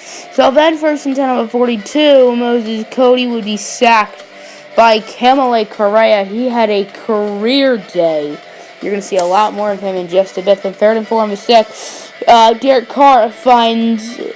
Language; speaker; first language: English; native; English